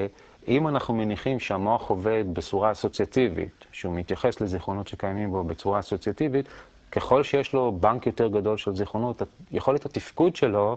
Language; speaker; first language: Hebrew; native; Hebrew